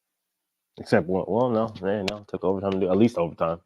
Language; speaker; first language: English; native; English